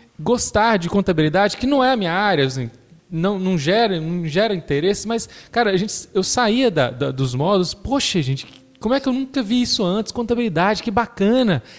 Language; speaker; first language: Portuguese; native; Portuguese